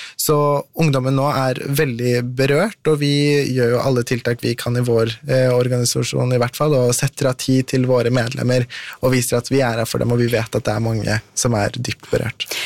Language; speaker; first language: Norwegian; early bilingual, other home language; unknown